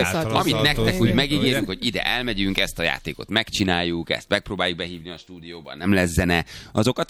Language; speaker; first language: Hungarian; native; Hungarian